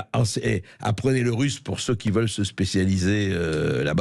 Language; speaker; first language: French; native; French